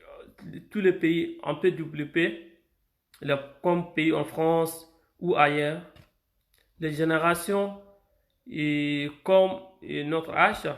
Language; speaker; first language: French; non-native, fluent; Arabic